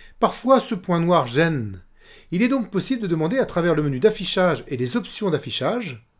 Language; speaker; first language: French; native; French